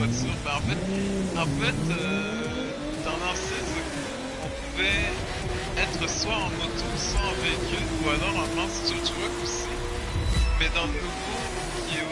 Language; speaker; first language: French; native; French